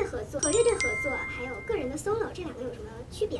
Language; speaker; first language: Chinese; native; Chinese